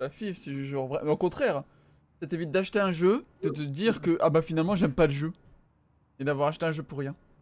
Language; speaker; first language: French; native; French